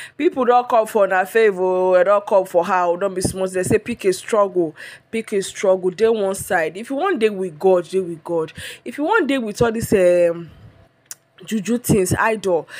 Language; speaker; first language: Nigerian Pidgin; non-native, local second language; Yoruba